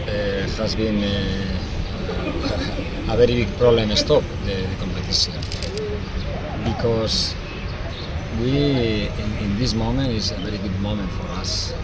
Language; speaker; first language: English; non-native, learner; Spanish